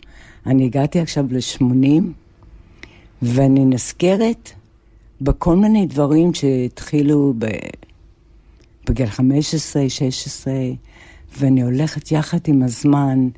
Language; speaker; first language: Hebrew; non-native, fluent; English